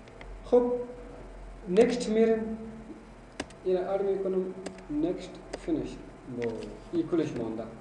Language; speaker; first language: Persian; non-native, local second language; Pashto